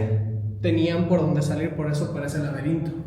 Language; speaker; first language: Spanish; native; Spanish